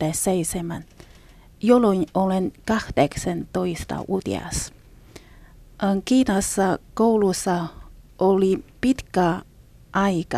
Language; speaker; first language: Finnish; non-native, learner; Chinese